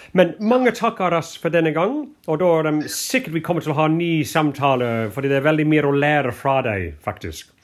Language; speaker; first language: Norwegian; non-native, fluent; English